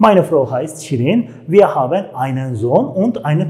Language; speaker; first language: German; non-native, fluent; Turkish